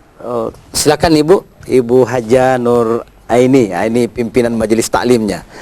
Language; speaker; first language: Indonesian; native; Indonesian